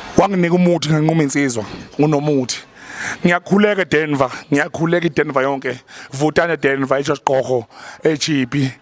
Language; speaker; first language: Zulu; native; Zulu